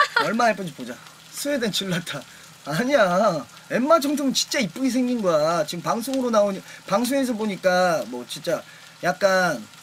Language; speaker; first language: Korean; native; Korean